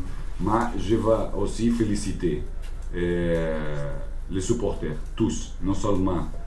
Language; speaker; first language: French; non-native, learner; Portuguese